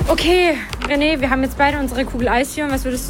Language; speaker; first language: German; native; German